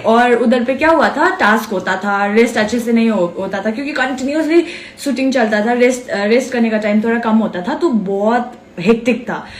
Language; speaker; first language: Hindi; non-native, local second language; Nepali